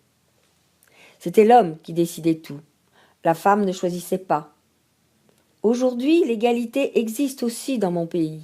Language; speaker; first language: French; non-native, learner; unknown